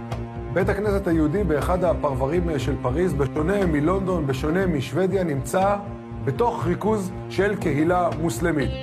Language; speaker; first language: Hebrew; native; Hebrew